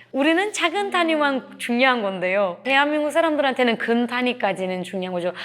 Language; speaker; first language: Korean; non-native, fluent; Turkish